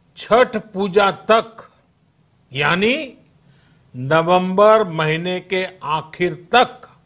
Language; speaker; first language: Hindi; non-native, local second language; Gujarati